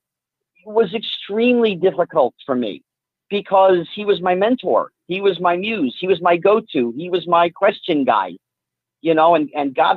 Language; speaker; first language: English; native; English